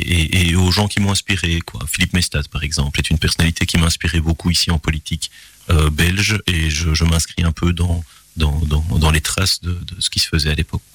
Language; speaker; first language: French; native; French